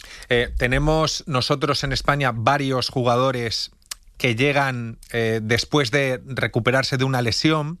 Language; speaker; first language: Spanish; native; Spanish